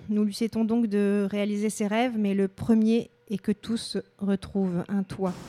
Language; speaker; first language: French; native; French